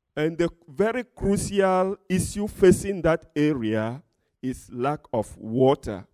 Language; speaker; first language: English; non-native, fluent; Ewe